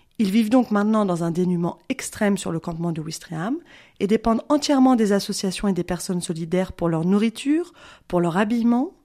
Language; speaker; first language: French; native; French